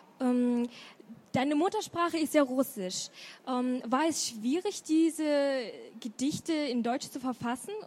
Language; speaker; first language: German; native; German